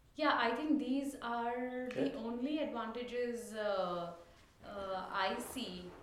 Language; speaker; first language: English; non-native, local second language; Tulu